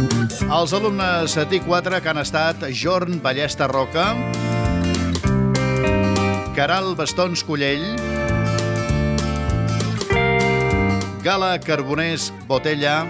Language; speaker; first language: Catalan; native; Catalan